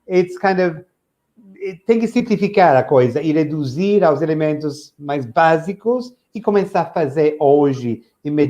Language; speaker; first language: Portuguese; non-native, fluent; English